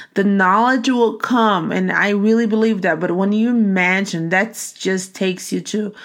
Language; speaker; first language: English; non-native, fluent; Portuguese